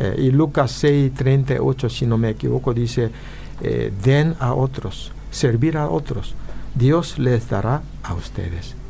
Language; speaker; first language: Spanish; non-native, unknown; Korean